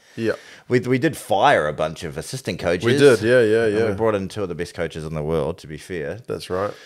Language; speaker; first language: English; native; English